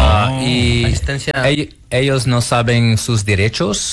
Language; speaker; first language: Spanish; non-native, learner; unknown